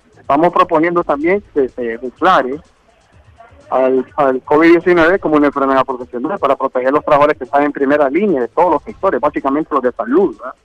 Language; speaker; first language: Spanish; native; Spanish